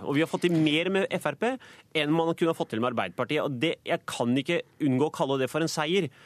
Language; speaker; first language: Norwegian; native; Norwegian